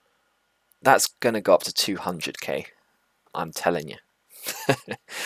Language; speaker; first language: English; native; English